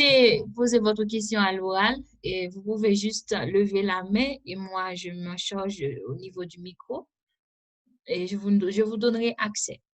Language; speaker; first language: French; non-native, local second language; Haitian Creole